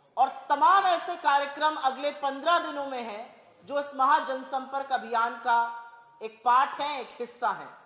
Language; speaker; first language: Hindi; native; Hindi